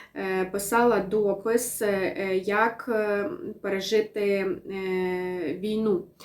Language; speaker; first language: Ukrainian; non-native, local second language; Russian